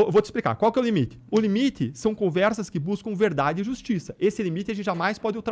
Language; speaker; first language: Portuguese; native; Portuguese